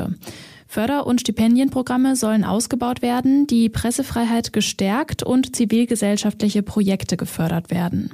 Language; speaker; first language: German; native; German